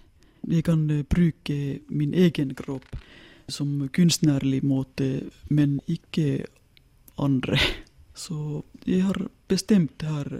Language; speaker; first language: Norwegian; non-native, fluent; Finnish